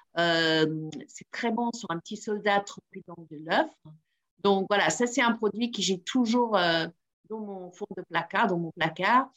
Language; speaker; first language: French; non-native, fluent; English